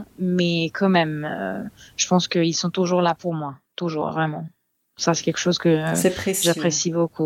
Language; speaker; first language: French; non-native, fluent; Serbian